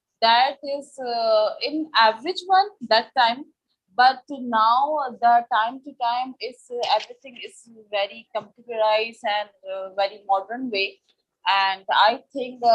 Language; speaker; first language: English; non-native, learner; Urdu